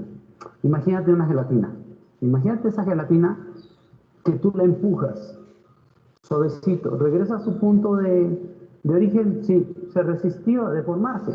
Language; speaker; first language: Spanish; native; Spanish